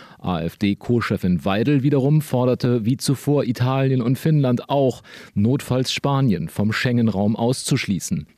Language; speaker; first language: German; native; German